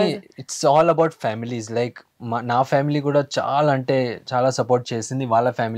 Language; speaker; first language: Telugu; early bilingual, heritage; Telugu